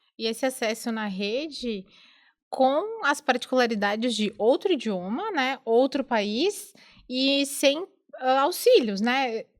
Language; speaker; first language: Portuguese; native; Portuguese